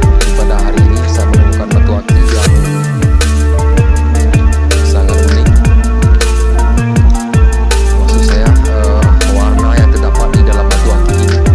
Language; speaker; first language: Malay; non-native, local second language; Achinese